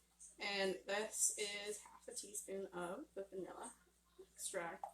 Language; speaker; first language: English; native; English